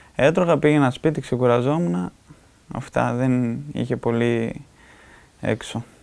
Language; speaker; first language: Greek; native; Greek